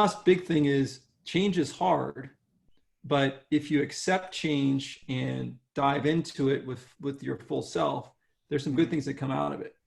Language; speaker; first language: English; native; English